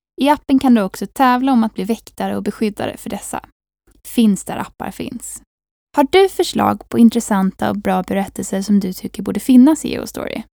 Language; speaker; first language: Swedish; native; Swedish